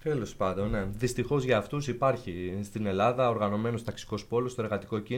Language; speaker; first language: Greek; native; Greek